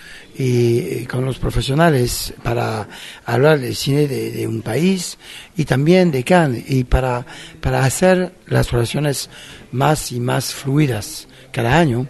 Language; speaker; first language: Spanish; non-native, fluent; French